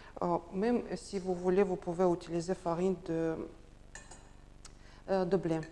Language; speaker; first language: French; non-native, learner; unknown